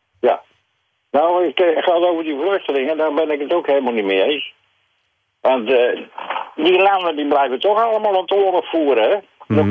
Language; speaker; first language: Dutch; native; Dutch